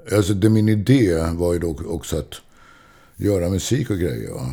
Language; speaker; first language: Swedish; non-native, local second language; English